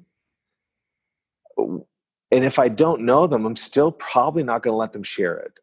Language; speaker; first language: English; non-native, fluent; French